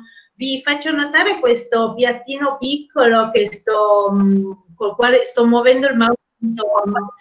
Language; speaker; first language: Italian; native; Italian